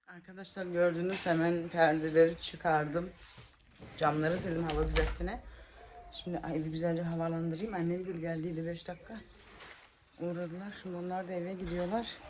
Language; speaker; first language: Turkish; early bilingual, heritage; Turkish